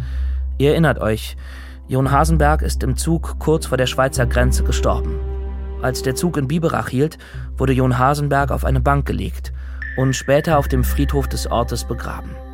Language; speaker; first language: German; native; German